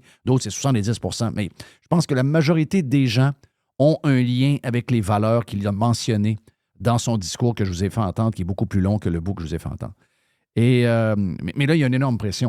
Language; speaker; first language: French; native; French